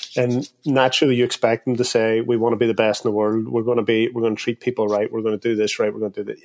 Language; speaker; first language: English; native; English